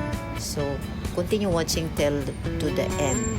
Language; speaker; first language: English; non-native, local second language; Cebuano